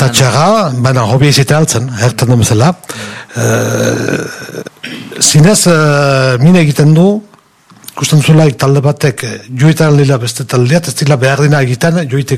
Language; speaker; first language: Basque; native; Basque